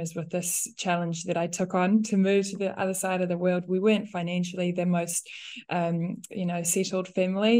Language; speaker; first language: English; non-native, local second language; Afrikaans